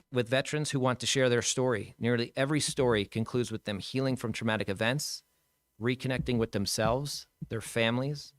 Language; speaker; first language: English; native; English